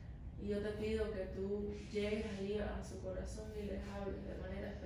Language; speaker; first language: Spanish; native; Spanish